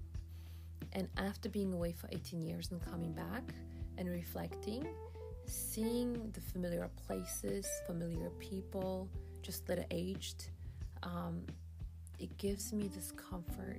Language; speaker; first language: English; non-native, fluent; Polish